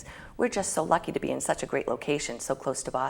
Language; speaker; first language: English; native; English